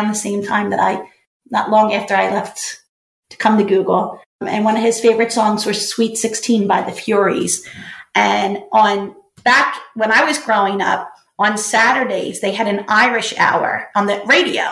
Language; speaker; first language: English; native; English